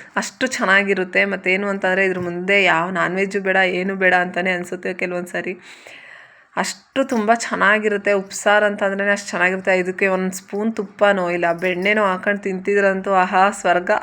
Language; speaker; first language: Kannada; native; Kannada